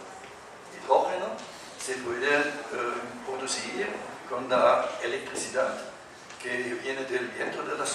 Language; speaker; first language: Spanish; non-native, fluent; German